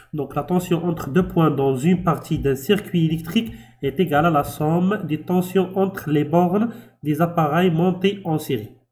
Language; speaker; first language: French; non-native, local second language; Arabic